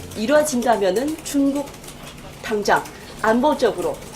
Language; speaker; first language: Korean; native; Korean